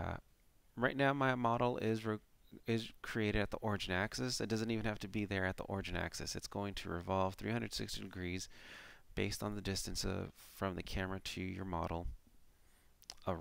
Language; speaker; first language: English; native; English